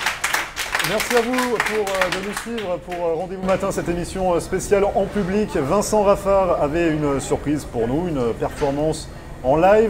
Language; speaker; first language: French; native; French